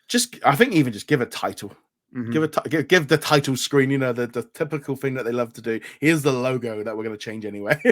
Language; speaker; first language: English; native; English